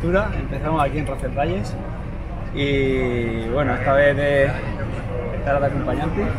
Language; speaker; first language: Spanish; native; Spanish